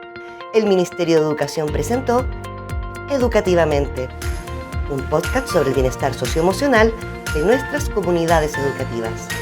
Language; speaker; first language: Spanish; native; Spanish